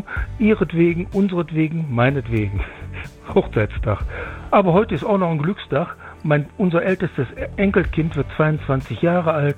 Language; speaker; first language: German; native; German